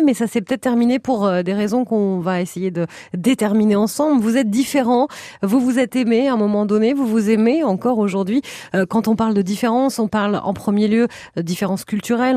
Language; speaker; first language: French; native; French